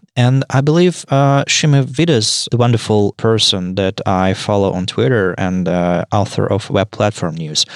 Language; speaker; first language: English; non-native, fluent; Russian